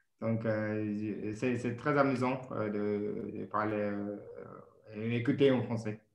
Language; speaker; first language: French; non-native, learner; Japanese